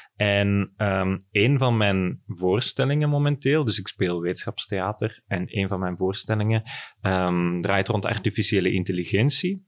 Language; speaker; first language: Dutch; native; Dutch